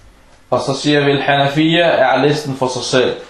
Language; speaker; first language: Danish; non-native, fluent; Arabic